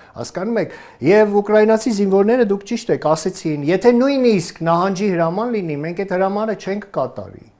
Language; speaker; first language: Armenian; native; Armenian